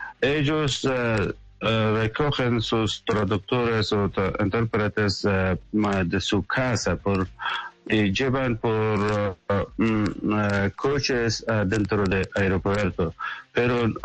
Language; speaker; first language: Spanish; non-native, learner; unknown